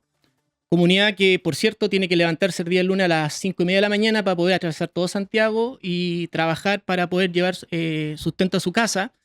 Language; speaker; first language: Spanish; native; Spanish